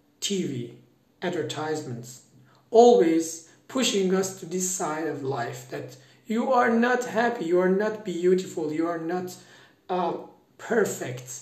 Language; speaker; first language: English; non-native, fluent; Persian